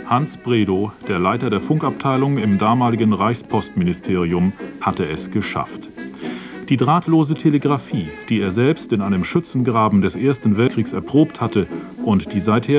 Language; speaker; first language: German; native; German